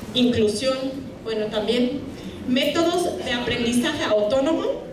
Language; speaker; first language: Spanish; non-native, fluent; German